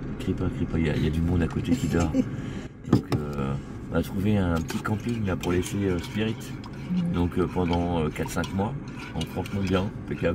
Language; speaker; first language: French; native; French